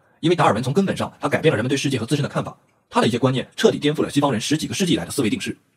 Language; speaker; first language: Chinese; native; Chinese